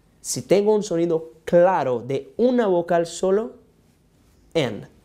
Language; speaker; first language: Spanish; non-native, fluent; Portuguese